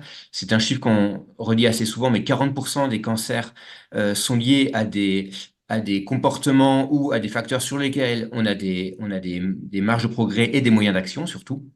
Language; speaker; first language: French; native; French